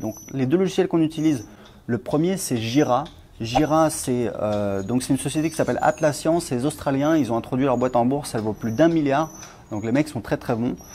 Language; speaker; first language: French; native; French